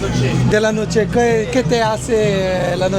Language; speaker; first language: Spanish; non-native, learner; French